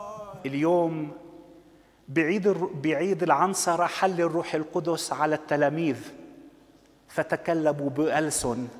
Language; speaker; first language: Arabic; native; Arabic